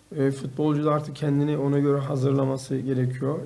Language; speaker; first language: Turkish; native; Turkish